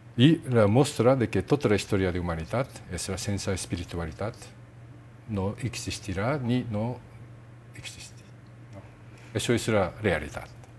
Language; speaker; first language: Catalan; non-native, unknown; Japanese